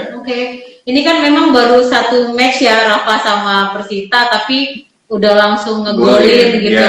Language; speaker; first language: Indonesian; native; Indonesian